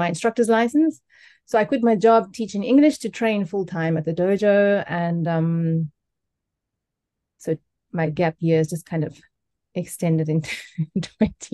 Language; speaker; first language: English; native; English